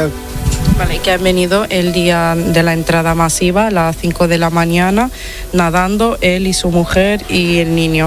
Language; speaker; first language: Spanish; non-native, fluent; Italian